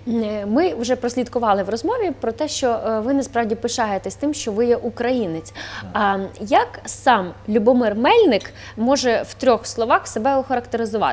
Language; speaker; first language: Ukrainian; native; Ukrainian